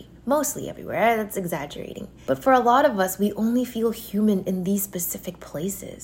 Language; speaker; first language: English; native; English